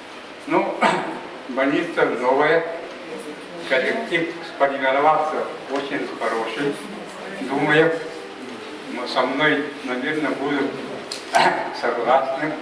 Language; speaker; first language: Russian; non-native, local second language; Yakut